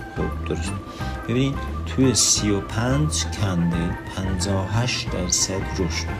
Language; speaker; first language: Persian; non-native, local second language; Azerbaijani